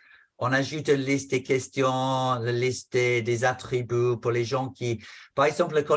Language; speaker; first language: French; non-native, fluent; English